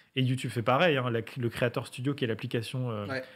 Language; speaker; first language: French; native; French